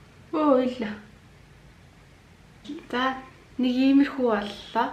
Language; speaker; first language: Mongolian; native; Mongolian